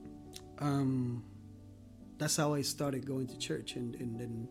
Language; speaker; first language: English; non-native, fluent; Spanish